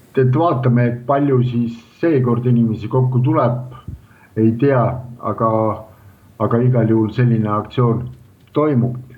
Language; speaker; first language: Estonian; non-native, local second language; Russian